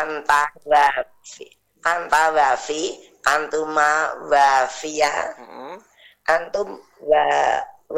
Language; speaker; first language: Arabic; non-native, learner; Indonesian